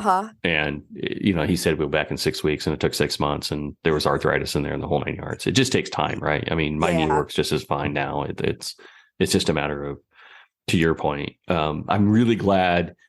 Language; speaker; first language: English; native; English